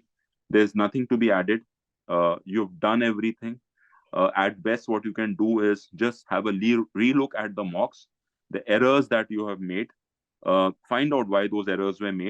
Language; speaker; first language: English; non-native, local second language; Hindi